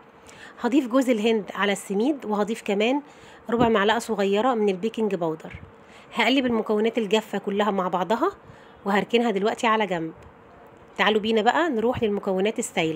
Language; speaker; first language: Arabic; native; Arabic